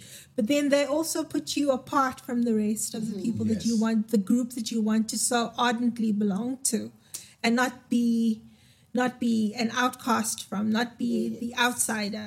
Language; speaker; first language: English; native; English